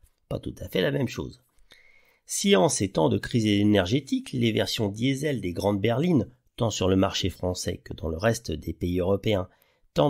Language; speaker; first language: French; native; French